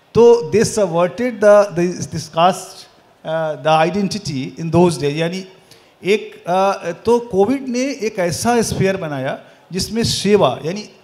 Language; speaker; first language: Hindi; native; Hindi